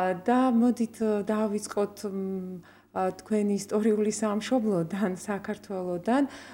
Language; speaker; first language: Georgian; native; Georgian